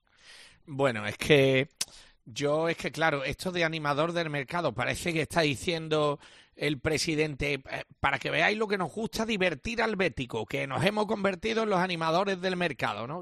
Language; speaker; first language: Spanish; native; Spanish